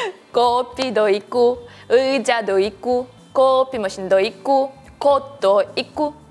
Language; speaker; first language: Korean; non-native, fluent; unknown